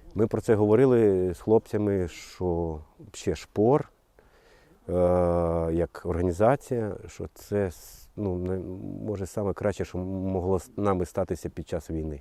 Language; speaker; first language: Ukrainian; non-native, local second language; Russian